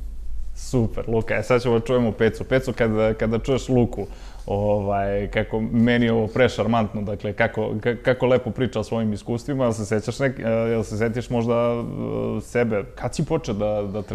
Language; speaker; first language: Serbian; native; Serbian